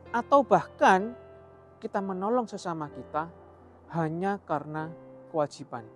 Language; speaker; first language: Indonesian; native; Indonesian